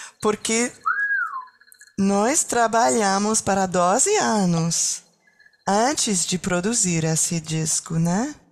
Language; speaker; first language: Portuguese; non-native, learner; French